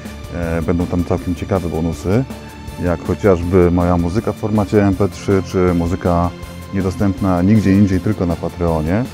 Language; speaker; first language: Polish; native; Polish